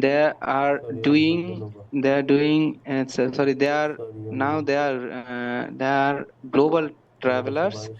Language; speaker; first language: English; non-native, learner; Bangla